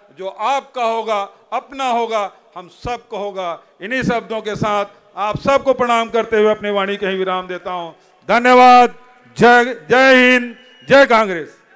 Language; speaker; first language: Hindi; native; Hindi